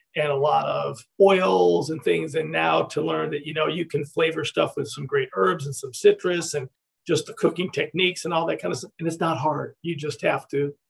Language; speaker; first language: English; native; English